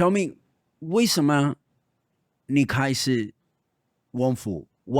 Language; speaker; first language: Chinese; non-native, fluent; Spanish